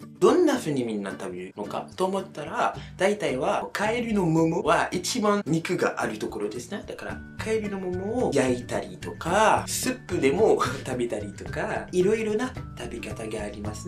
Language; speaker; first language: Japanese; non-native, fluent; French